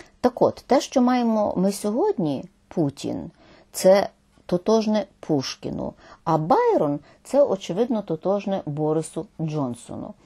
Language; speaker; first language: Ukrainian; native; Ukrainian